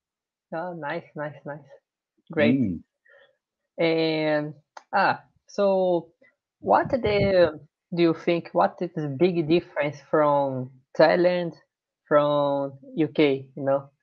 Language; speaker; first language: English; non-native, learner; Portuguese